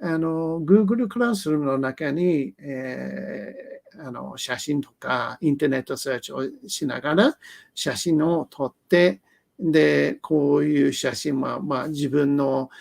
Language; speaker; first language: Japanese; non-native, learner; English